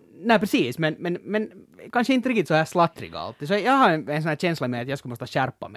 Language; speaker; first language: Swedish; native; Swedish